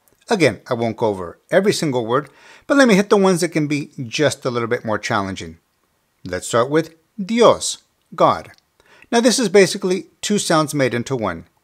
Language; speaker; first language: English; early bilingual, other home language; Spanish